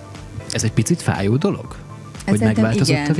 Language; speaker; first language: Hungarian; native; Hungarian